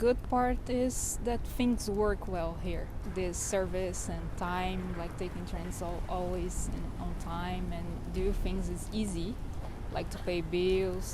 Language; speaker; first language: English; non-native, fluent; Portuguese